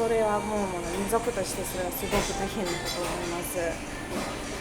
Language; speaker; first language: Japanese; non-native, fluent; Russian